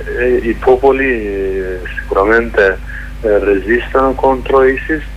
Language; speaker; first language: Italian; non-native, learner; Kurdish